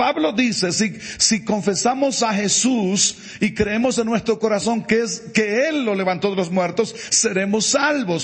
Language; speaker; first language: Spanish; native; Spanish